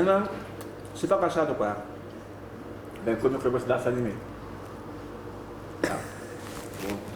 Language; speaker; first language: Romanian; non-native, fluent; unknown